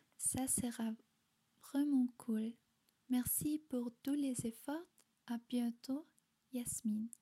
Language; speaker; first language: French; non-native, learner; German